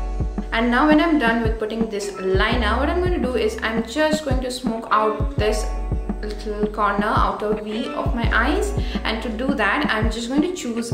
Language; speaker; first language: English; non-native, local second language; Bangla